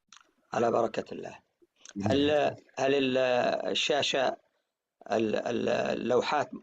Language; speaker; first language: Arabic; native; Arabic